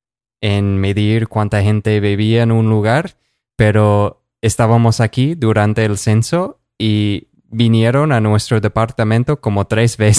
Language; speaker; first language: Spanish; non-native, fluent; English